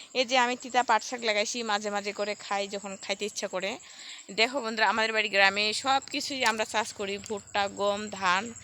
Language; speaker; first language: Bangla; non-native, local second language; Rangpuri